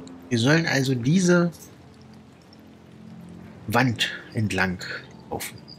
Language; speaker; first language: German; native; German